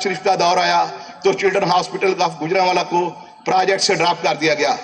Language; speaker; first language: Urdu; non-native, local second language; Punjabi